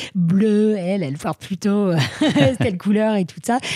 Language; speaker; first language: French; non-native, fluent; English